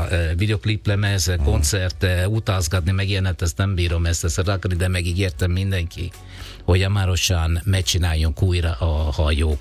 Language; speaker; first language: Hungarian; non-native, learner; Italian